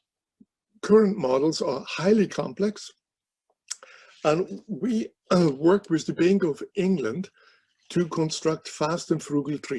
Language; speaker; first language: English; non-native, fluent; German